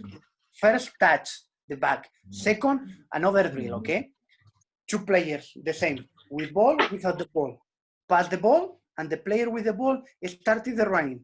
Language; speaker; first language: English; non-native, learner; Spanish